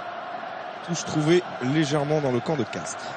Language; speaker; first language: French; native; French